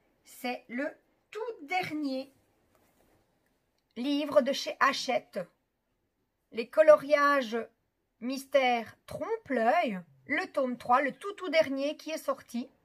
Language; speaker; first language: French; native; French